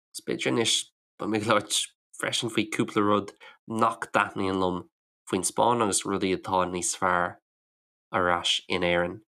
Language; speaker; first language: Irish; non-native, local second language; English